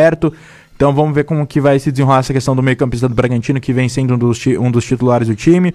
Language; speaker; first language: Portuguese; native; Portuguese